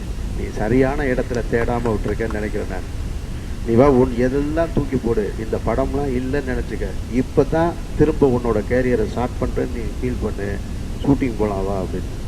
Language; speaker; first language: Tamil; native; Tamil